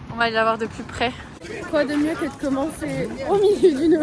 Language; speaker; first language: French; native; French